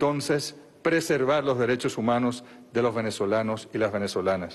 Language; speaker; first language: Spanish; native; Spanish